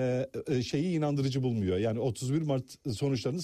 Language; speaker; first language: Turkish; native; Turkish